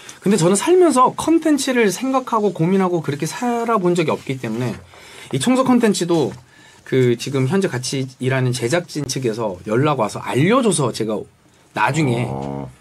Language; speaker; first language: Korean; early bilingual, heritage; Korean